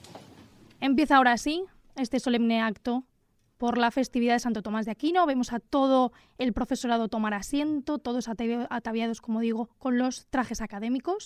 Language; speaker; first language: Spanish; native; Spanish